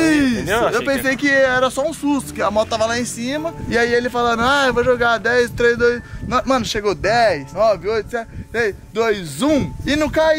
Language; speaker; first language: Portuguese; native; Portuguese